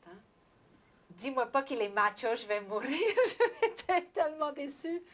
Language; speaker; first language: French; non-native, local second language; English